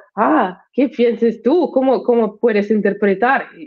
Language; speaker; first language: Spanish; non-native, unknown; Russian